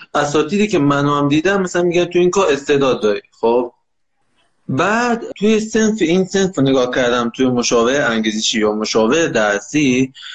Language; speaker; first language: Persian; native; Persian